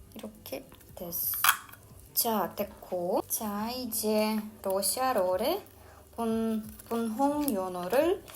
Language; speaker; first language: Korean; non-native, fluent; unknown